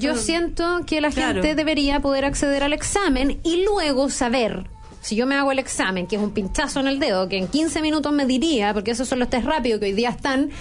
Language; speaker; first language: Spanish; native; Spanish